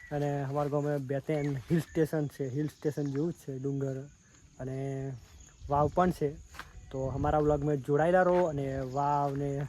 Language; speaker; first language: Gujarati; non-native, local second language; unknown